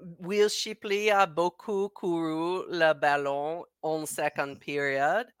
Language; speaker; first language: French; non-native, learner; English